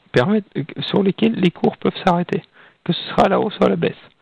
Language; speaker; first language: French; non-native, fluent; Russian